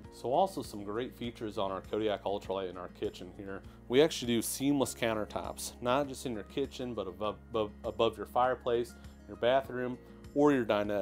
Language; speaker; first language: English; native; English